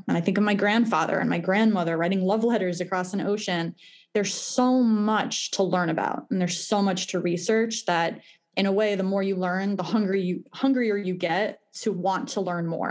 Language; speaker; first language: English; native; English